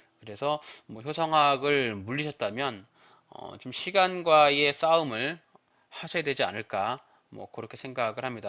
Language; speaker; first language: Korean; native; Korean